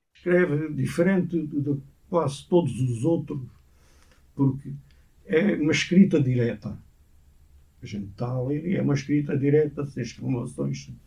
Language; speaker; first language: Portuguese; native; Portuguese